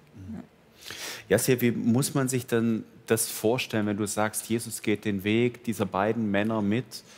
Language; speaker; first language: German; native; German